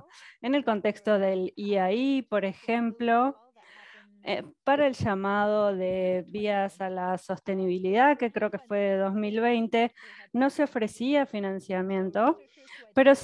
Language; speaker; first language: Spanish; native; Spanish